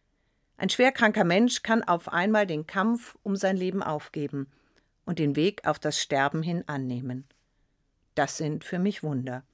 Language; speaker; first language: German; native; German